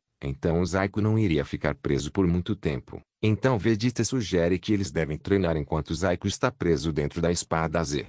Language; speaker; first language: Portuguese; native; Portuguese